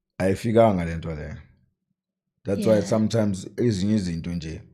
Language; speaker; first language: Zulu; native; Zulu